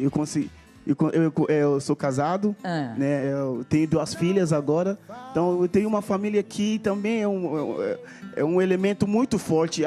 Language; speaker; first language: Portuguese; non-native, fluent; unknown